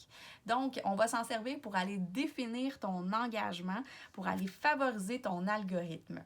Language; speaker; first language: French; native; French